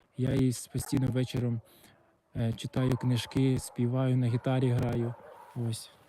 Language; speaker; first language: Ukrainian; non-native, local second language; Russian